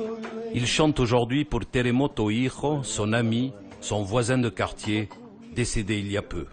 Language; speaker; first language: French; native; French